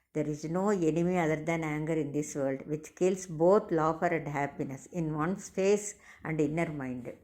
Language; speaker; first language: English; non-native, local second language; Tamil